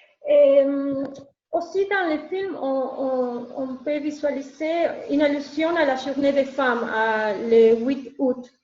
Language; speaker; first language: French; non-native, learner; Spanish